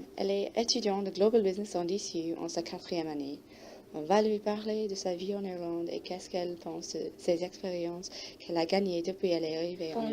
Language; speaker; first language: French; non-native, learner; English